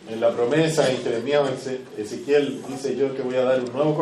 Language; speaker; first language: Spanish; native; Spanish